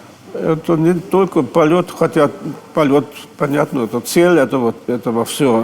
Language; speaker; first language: Russian; non-native, fluent; German